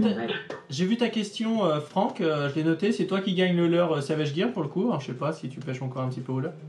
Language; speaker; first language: French; native; French